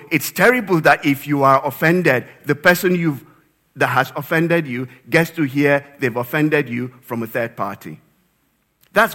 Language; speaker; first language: English; non-native, local second language; Yoruba